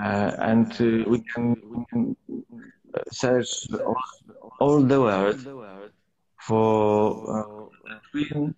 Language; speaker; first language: English; non-native, learner; Polish